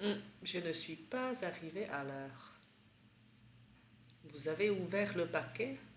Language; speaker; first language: French; non-native, fluent; Czech